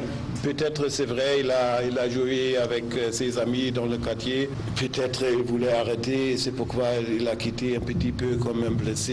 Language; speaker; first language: French; non-native, learner; German